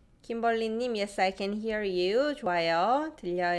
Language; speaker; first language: Korean; non-native, fluent; English